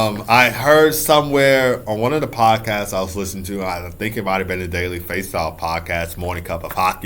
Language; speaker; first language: English; native; English